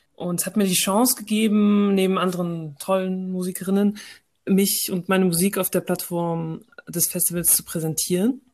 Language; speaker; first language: German; early bilingual, heritage; French